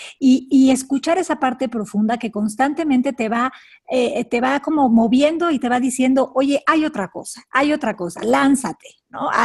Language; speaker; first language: Spanish; native; Spanish